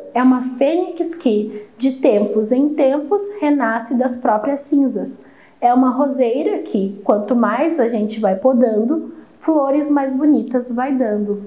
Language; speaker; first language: Portuguese; native; Portuguese